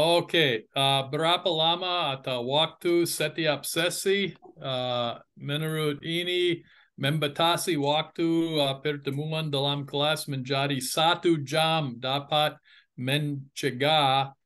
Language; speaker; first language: Indonesian; non-native, fluent; English